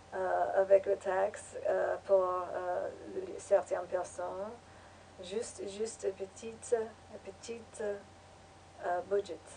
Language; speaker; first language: French; non-native, learner; English